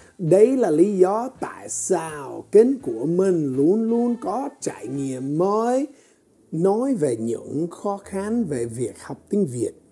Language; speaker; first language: Vietnamese; non-native, fluent; English